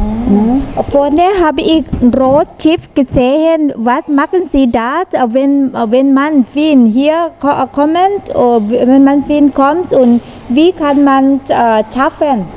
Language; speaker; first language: German; non-native, learner; Thai